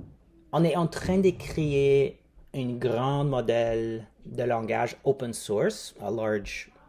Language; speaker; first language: French; non-native, fluent; English